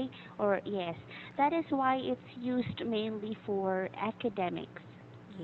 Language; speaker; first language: English; non-native, fluent; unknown